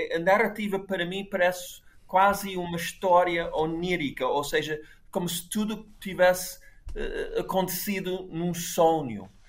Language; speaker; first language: Portuguese; non-native, fluent; English